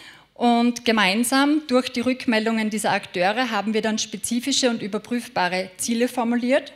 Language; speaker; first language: German; native; German